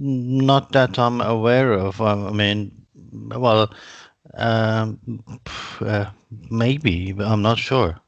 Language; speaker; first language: English; non-native, fluent; Persian